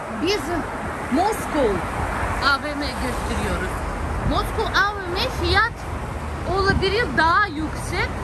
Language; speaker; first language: Turkish; non-native, learner; Russian